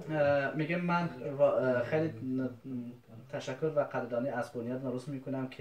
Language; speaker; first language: Persian; non-native, local second language; Kurdish